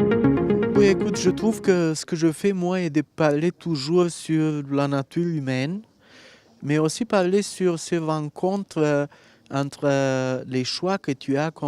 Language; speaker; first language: French; non-native, fluent; Romanian